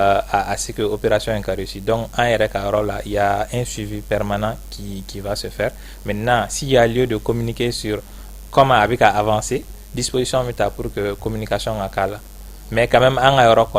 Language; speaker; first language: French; non-native, local second language; Bambara